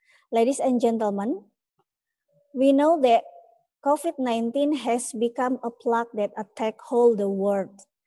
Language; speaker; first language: English; non-native, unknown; Indonesian